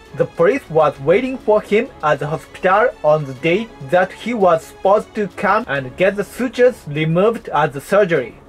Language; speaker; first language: English; non-native, fluent; Japanese